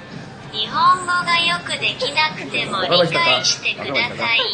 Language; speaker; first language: Japanese; non-native, learner; Korean